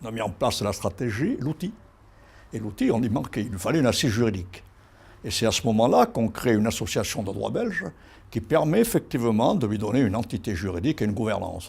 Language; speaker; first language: French; native; French